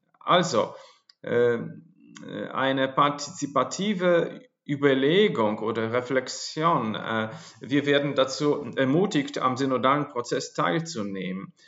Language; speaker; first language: German; non-native, fluent; Polish